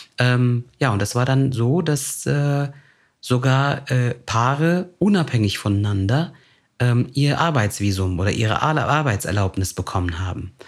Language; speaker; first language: German; early bilingual, other home language; Turkish